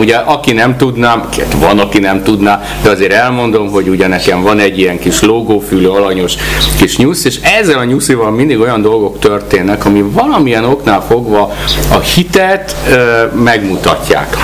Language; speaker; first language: Hungarian; native; Hungarian